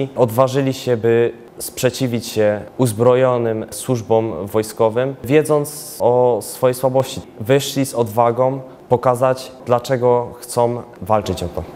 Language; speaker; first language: Polish; native; Polish